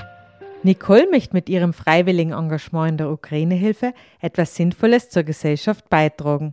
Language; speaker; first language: German; native; German